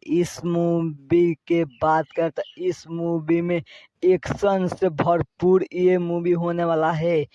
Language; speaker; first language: Hindi; non-native, local second language; Bhojpuri